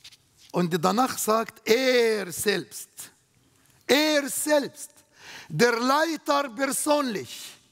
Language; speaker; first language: German; non-native, fluent; Arabic